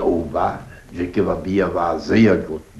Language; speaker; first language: German; non-native, learner; Polish